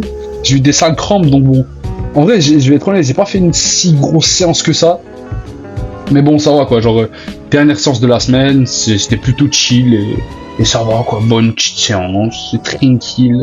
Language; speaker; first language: French; native; French